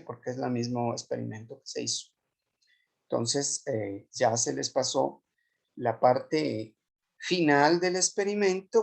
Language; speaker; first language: Spanish; native; Spanish